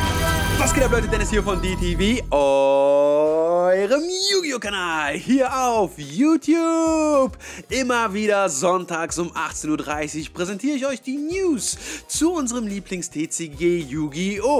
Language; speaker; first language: German; native; German